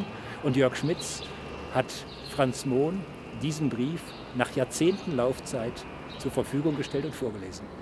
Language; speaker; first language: German; native; German